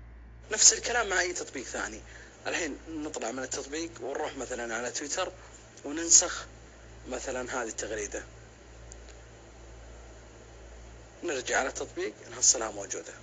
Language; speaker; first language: Arabic; native; Arabic